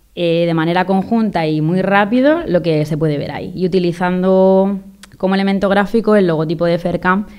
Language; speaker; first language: Spanish; native; Spanish